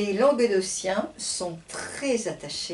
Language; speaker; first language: French; native; French